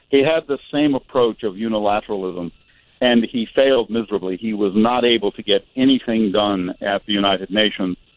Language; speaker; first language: English; non-native, fluent; Arabic